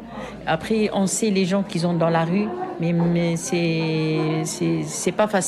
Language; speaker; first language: French; non-native, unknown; Arabic